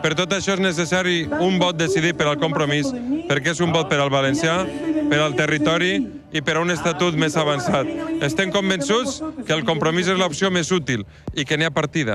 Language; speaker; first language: Catalan; native; Catalan